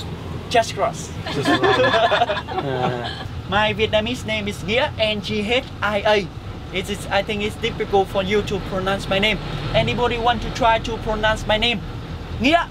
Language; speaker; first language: English; non-native, fluent; Vietnamese